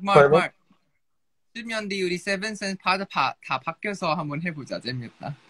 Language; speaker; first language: Korean; non-native, fluent; Thai